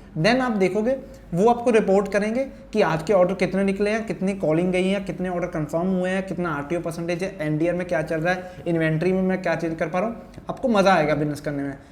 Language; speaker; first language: Hindi; native; Hindi